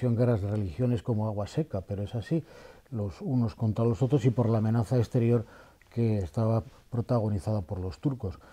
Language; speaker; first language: Spanish; native; Spanish